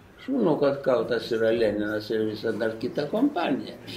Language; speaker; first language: Lithuanian; native; Lithuanian